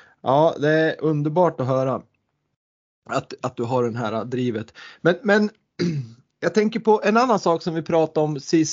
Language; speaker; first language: Swedish; native; Swedish